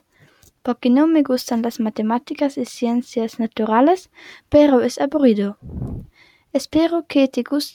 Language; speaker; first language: Spanish; non-native, learner; German